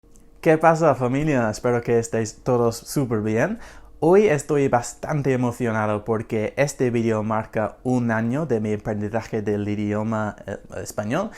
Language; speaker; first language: Spanish; non-native, fluent; English